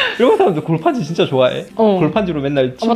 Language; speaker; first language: Korean; native; Korean